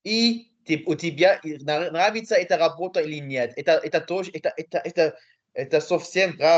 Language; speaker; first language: Russian; non-native, learner; Luxembourgish